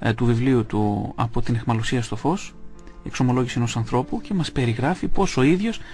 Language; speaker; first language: Greek; native; Greek